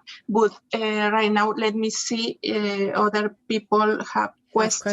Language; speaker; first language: English; non-native, learner; Spanish